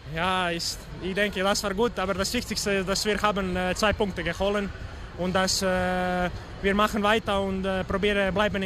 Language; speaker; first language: German; non-native, learner; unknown